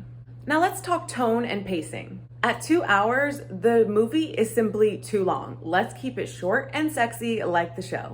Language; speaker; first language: English; native; English